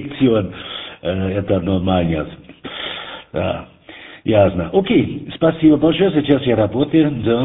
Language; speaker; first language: Russian; non-native, learner; German